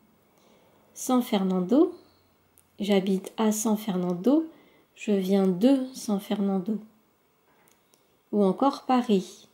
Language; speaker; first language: French; native; French